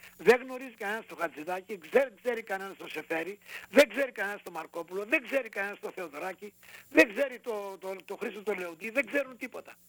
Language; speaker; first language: Greek; native; Greek